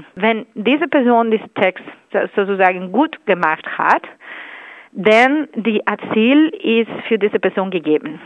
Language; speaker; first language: German; non-native, fluent; Spanish